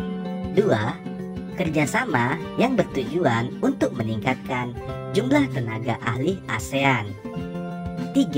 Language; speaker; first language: Indonesian; native; Indonesian